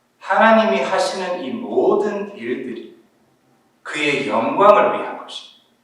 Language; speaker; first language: Korean; early bilingual, heritage; Korean